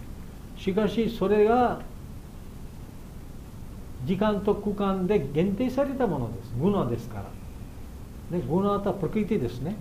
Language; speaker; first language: Japanese; non-native, learner; Bangla